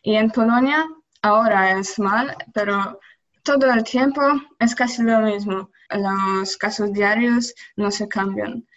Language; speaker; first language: Spanish; non-native, learner; Polish